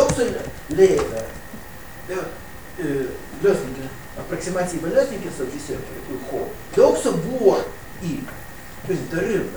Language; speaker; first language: Swedish; non-native, fluent; Russian